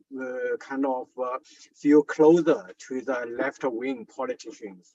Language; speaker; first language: English; non-native, fluent; Chinese